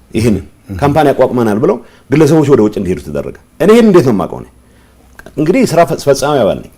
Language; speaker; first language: Amharic; non-native, local second language; Tigrinya